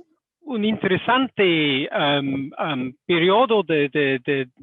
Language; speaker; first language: Spanish; non-native, fluent; English